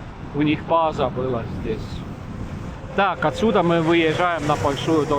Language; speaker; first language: Russian; non-native, local second language; Estonian